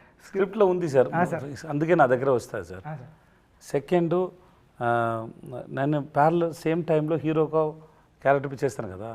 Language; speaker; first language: Telugu; non-native, learner; Tamil